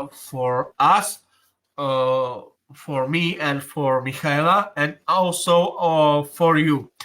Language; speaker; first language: English; non-native, learner; Slovak